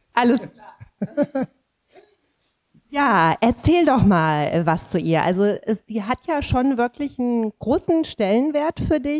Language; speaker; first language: German; native; German